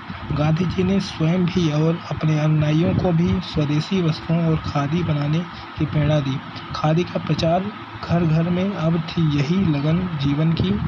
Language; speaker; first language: Hindi; native; Hindi